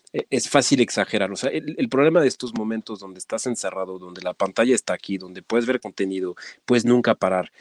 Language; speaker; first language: Spanish; non-native, fluent; French